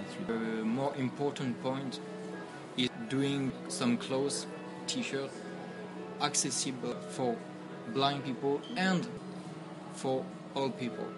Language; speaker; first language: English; non-native, learner; French